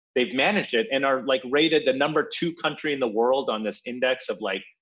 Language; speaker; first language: English; early bilingual, other home language; Polish